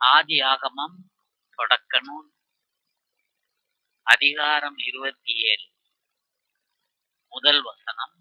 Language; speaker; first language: Tamil; native; Tamil